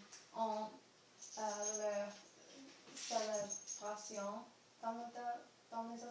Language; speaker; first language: French; non-native, learner; English